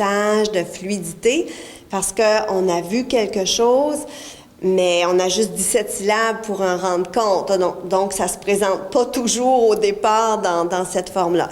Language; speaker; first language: French; native; French